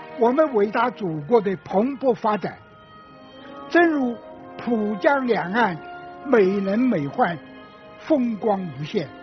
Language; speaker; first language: Chinese; native; Chinese